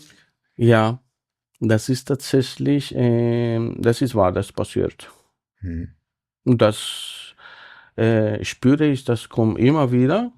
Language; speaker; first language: German; non-native, fluent; Spanish